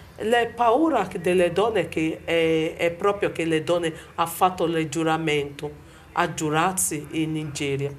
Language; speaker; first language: Italian; non-native, learner; Bini